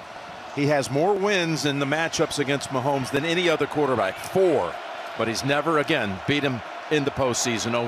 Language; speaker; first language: English; native; English